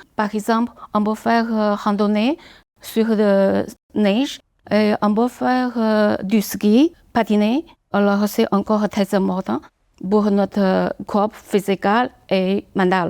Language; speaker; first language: French; non-native, learner; Chinese